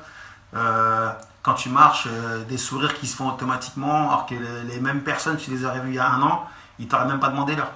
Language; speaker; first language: French; native; French